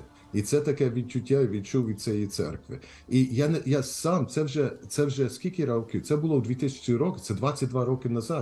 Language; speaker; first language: Ukrainian; early bilingual, heritage; Ukrainian